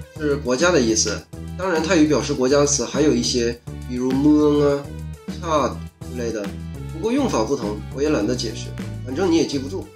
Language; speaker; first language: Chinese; native; Chinese